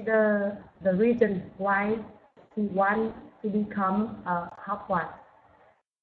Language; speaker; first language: English; non-native, learner; Vietnamese